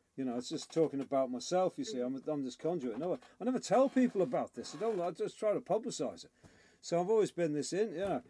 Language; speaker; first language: English; native; English